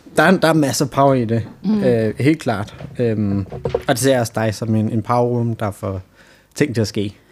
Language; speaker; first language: Danish; native; Danish